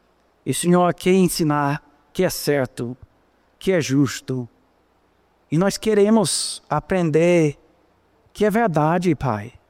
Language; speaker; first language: Portuguese; non-native, fluent; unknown